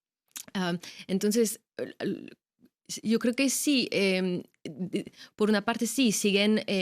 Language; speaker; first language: Spanish; non-native, fluent; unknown